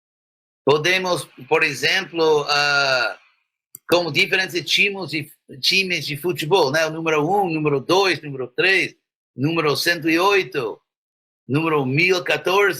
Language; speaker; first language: Portuguese; non-native, fluent; English